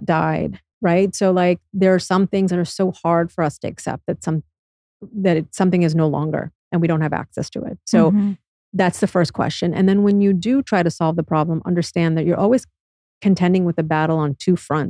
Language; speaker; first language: English; native; English